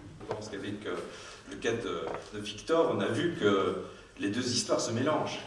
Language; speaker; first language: French; native; French